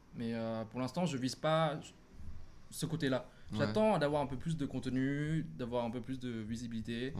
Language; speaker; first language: French; non-native, fluent; Thai